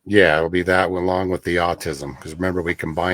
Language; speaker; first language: English; native; English